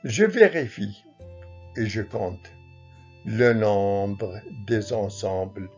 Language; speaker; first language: French; non-native, local second language; Arabic